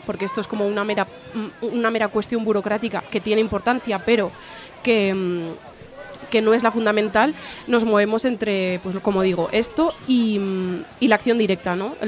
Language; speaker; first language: Spanish; native; Spanish